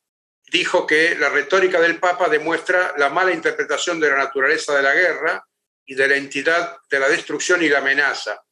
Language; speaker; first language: Spanish; native; Spanish